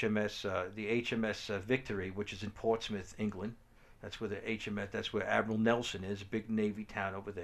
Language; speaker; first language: English; native; English